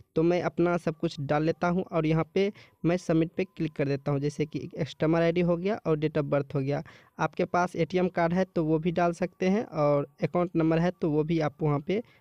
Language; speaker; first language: Hindi; native; Hindi